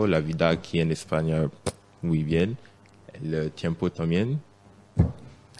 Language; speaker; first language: Spanish; non-native, learner; French